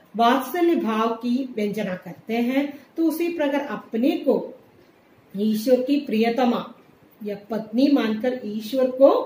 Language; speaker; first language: Hindi; non-native, local second language; Malayalam